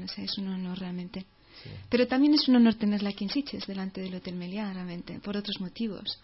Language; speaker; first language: Spanish; native; Spanish